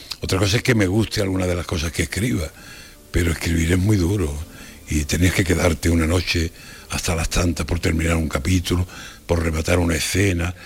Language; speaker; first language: Spanish; native; Spanish